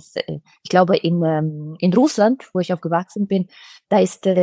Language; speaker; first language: German; non-native, fluent; Russian